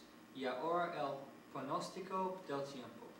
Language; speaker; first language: Spanish; non-native, learner; English